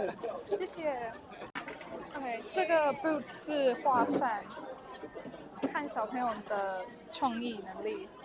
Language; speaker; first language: Chinese; early bilingual, heritage; Chinese